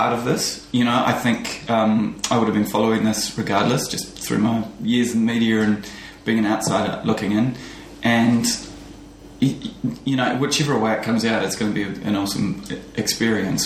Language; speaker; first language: English; native; English